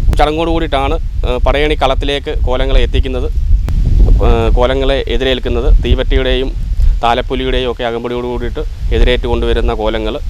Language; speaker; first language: Malayalam; native; Malayalam